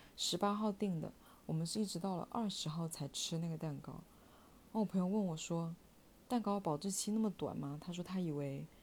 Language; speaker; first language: Chinese; native; Chinese